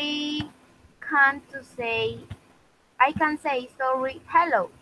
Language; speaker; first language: English; non-native, learner; Spanish